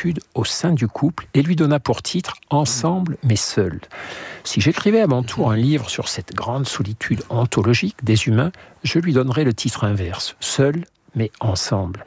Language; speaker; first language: French; native; French